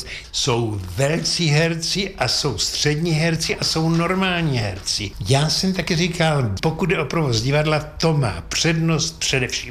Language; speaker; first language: Czech; native; Czech